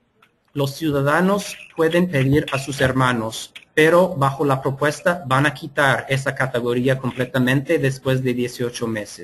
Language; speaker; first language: Spanish; non-native, fluent; English